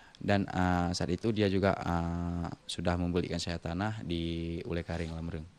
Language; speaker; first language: Indonesian; non-native, local second language; Achinese